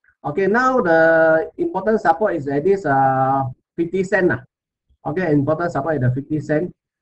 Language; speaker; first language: English; non-native, local second language; Chinese